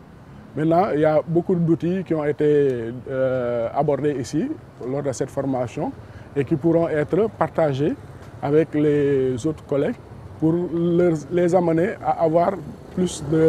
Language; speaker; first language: French; non-native, local second language; Wolof